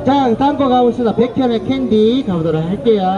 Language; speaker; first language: Korean; native; Korean